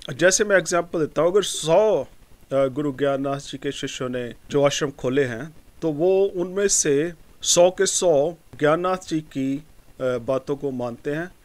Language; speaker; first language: Hindi; non-native, local second language; Punjabi